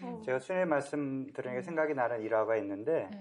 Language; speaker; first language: Korean; native; Korean